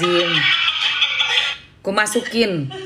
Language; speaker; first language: Indonesian; native; Indonesian